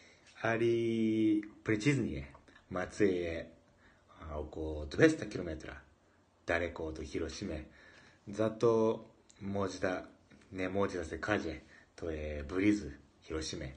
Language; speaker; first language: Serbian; non-native, learner; Japanese